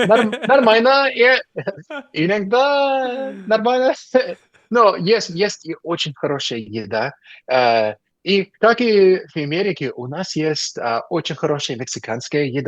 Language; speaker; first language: Russian; non-native, learner; English